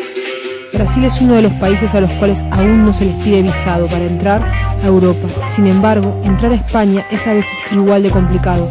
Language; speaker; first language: Spanish; native; Spanish